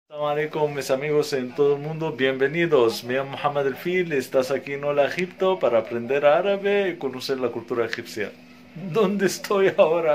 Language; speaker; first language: Spanish; non-native, fluent; Arabic